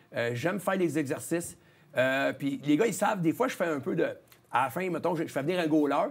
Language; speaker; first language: French; native; French